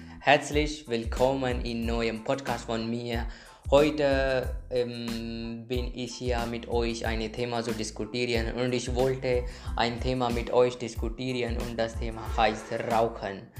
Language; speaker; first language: German; non-native, learner; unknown